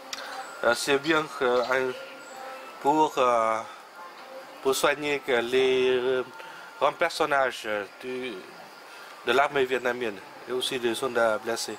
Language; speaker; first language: French; non-native, fluent; Vietnamese